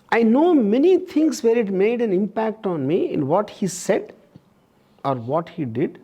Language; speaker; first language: English; non-native, local second language; Telugu